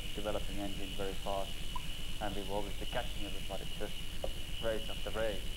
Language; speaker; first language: English; non-native, fluent; Finnish